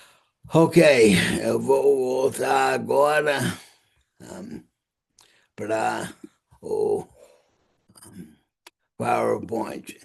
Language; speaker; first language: Portuguese; non-native, fluent; English